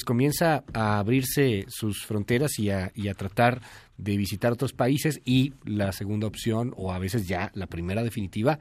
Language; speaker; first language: Spanish; native; Spanish